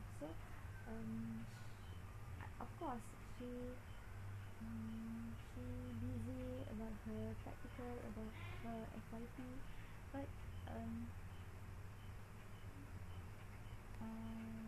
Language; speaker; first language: English; non-native, local second language; Malay